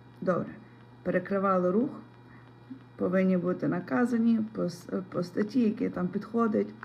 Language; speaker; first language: Ukrainian; non-native, local second language; Russian